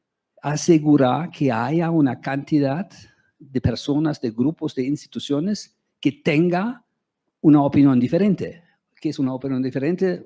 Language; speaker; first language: Spanish; non-native, fluent; German